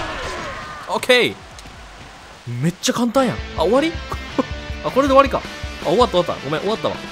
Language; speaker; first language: Japanese; native; Japanese